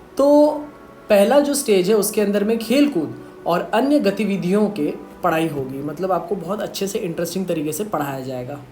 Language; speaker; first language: Hindi; native; Hindi